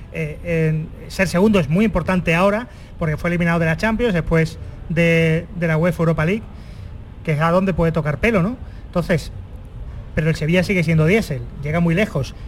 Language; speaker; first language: Spanish; native; Spanish